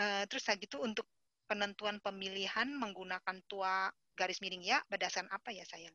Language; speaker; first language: Indonesian; native; Indonesian